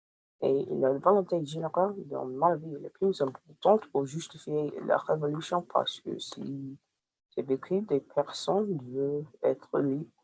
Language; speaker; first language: French; non-native, learner; English